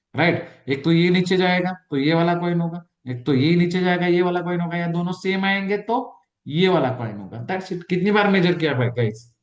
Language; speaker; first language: Hindi; non-native, local second language; Marathi